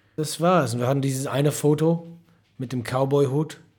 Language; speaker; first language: German; non-native, fluent; English